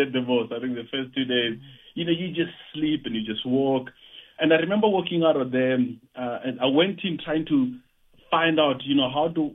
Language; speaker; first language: English; non-native, local second language; Venda